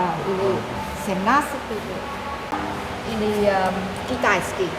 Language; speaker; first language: Russian; non-native, learner; Vietnamese